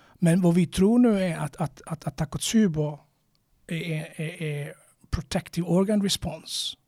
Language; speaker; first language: Swedish; non-native, fluent; Croatian